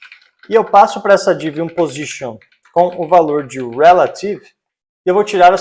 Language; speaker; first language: Portuguese; native; Portuguese